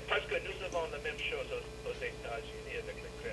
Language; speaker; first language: French; non-native, learner; English